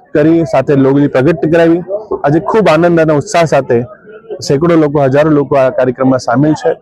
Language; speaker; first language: Gujarati; non-native, local second language; Sindhi